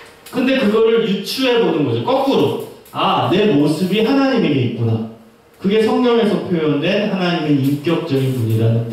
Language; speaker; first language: Korean; native; Korean